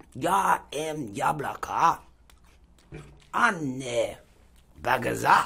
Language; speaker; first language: Russian; non-native, learner; English